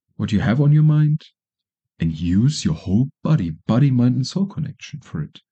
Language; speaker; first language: English; non-native, fluent; German